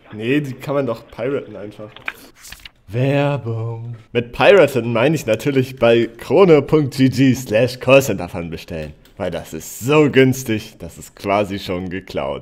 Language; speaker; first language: German; native; German